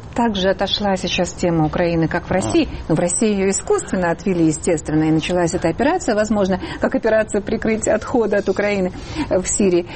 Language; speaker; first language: Russian; native; Russian